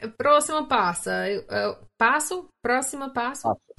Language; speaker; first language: Portuguese; non-native, learner; English